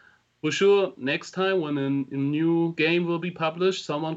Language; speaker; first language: English; non-native, fluent; German